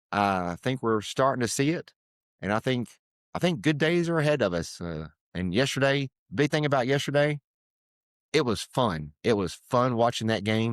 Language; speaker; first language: English; native; English